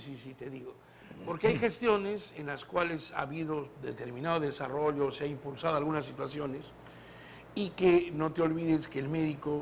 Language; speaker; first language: Spanish; native; Spanish